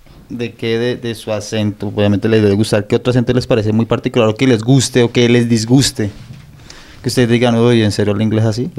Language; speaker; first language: Spanish; native; Spanish